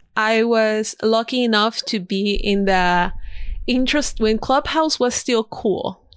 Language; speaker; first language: English; non-native, fluent; Spanish